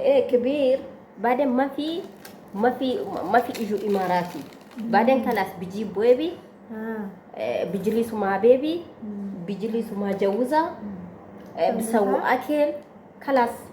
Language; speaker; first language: Arabic; non-native, learner; Oromo